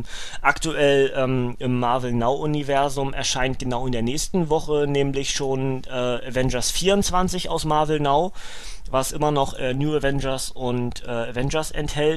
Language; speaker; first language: German; native; German